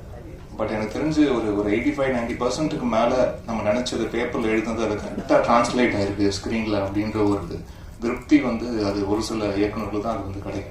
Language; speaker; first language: Tamil; native; Tamil